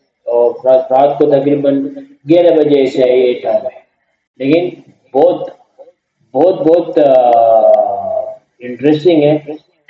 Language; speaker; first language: Hindi; non-native, learner; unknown